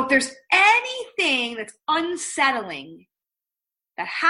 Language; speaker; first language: English; native; English